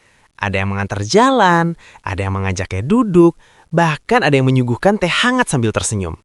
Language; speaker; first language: Indonesian; native; Indonesian